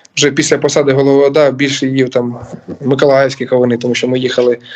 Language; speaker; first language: Ukrainian; native; Ukrainian